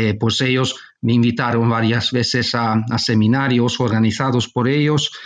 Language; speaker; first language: Spanish; non-native, fluent; Hungarian